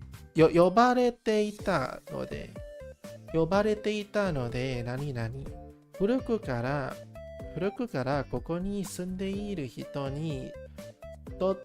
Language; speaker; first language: Japanese; non-native, learner; English